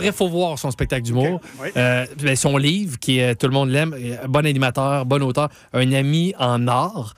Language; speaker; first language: French; native; French